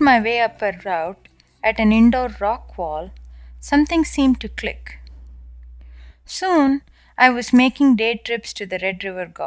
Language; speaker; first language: English; non-native, local second language; Tamil